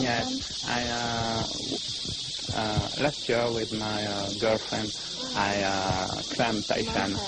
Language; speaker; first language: English; non-native, learner; French